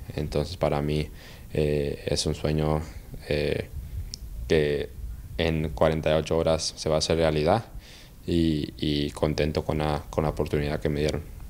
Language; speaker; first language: Spanish; early bilingual, heritage; Spanish